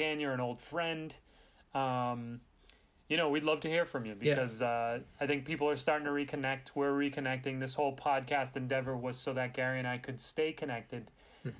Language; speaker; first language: English; native; English